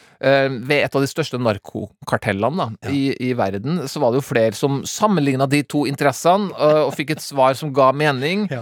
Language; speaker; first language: Norwegian; native; Norwegian